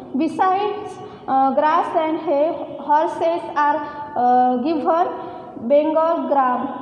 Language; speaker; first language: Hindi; non-native, local second language; Marathi